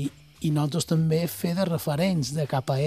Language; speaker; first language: Catalan; native; Catalan